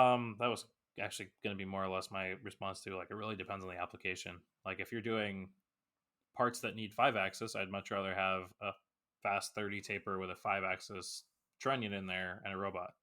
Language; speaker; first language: English; native; English